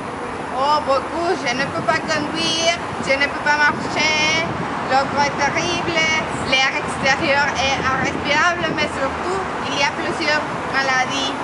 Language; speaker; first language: French; non-native, learner; Spanish